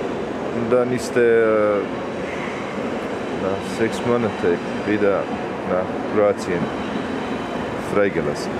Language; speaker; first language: German; non-native, learner; Bosnian